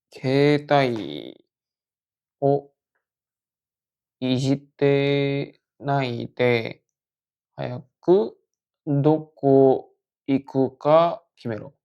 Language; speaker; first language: Japanese; non-native, fluent; Korean